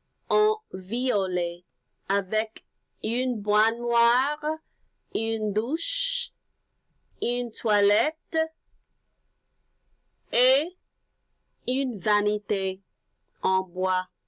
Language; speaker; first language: French; non-native, learner; English